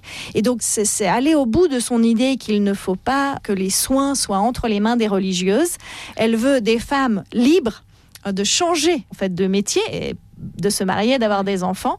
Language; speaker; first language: French; native; French